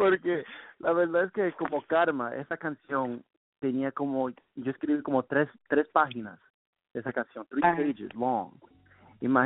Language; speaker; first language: Spanish; early bilingual, heritage; Spanish